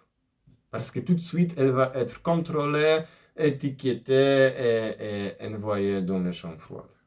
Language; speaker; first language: French; non-native, fluent; Polish